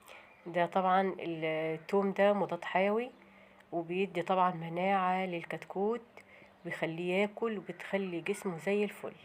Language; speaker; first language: Arabic; native; Arabic